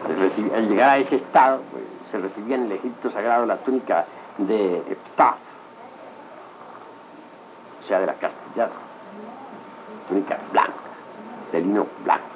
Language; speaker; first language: Spanish; native; Spanish